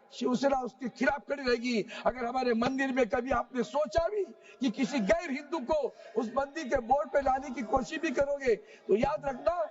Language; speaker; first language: Hindi; non-native, local second language; Marathi